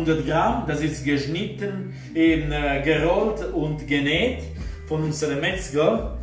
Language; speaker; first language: German; non-native, fluent; Italian